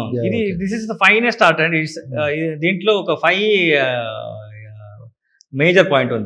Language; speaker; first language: Telugu; non-native, learner; Kannada